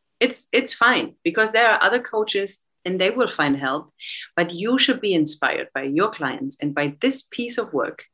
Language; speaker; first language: English; non-native, fluent; German